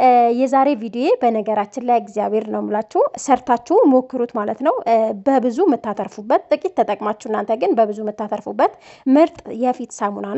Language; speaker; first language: Amharic; native; Amharic